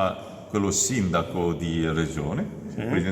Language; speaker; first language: Italian; non-native, learner; Korean